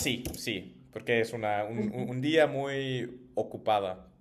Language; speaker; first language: Spanish; non-native, learner; English